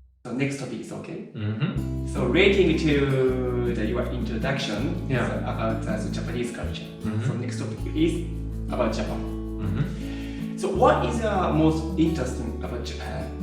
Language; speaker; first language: English; non-native, learner; Japanese